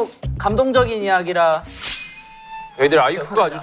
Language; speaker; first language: Korean; native; Korean